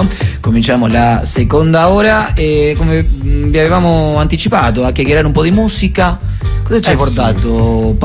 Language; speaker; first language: Italian; native; Italian